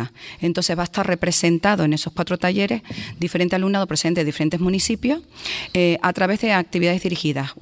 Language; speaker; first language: Spanish; native; Spanish